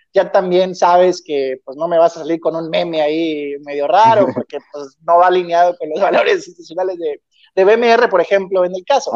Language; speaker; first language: Spanish; native; Spanish